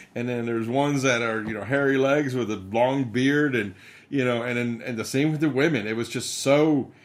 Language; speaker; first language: English; early bilingual, other home language; Spanish